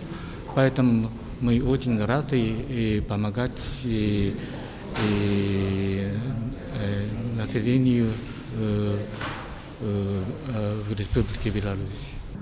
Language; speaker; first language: Russian; non-native, learner; Japanese